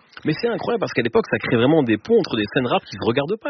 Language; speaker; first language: French; native; French